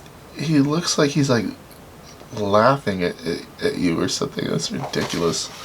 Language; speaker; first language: English; native; English